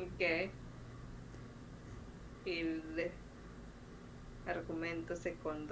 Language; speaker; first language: Italian; non-native, learner; Japanese